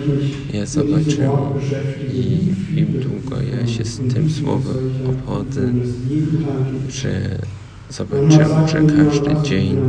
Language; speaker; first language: Polish; early bilingual, heritage; Polish